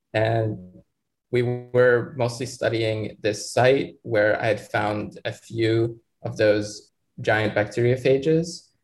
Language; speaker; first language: English; non-native, fluent; Arabic